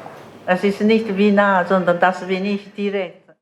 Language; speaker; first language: German; non-native, fluent; Korean